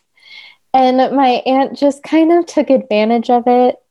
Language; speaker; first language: English; native; English